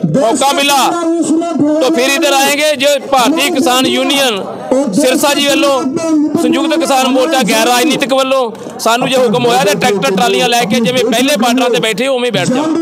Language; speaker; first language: Hindi; native; Hindi